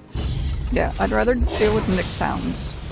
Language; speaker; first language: English; native; English